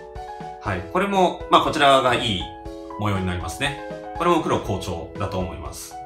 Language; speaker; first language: Japanese; native; Japanese